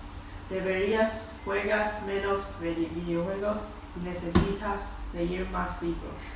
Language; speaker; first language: Spanish; non-native, learner; English